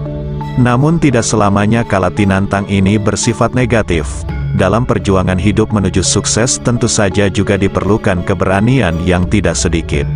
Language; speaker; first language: Indonesian; non-native, local second language; Javanese